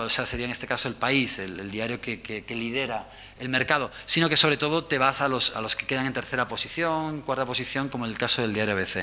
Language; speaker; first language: Spanish; native; Spanish